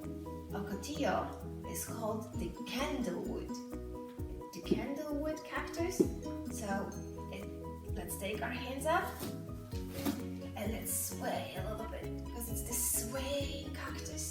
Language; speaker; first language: English; non-native, fluent; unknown